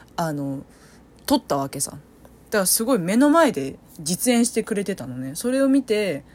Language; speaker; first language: Japanese; early bilingual, other home language; Vietnamese